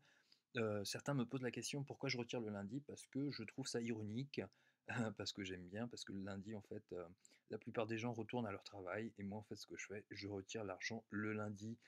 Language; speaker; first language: French; native; French